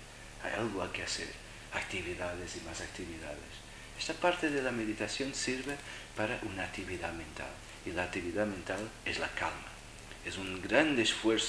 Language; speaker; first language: Spanish; non-native, fluent; Portuguese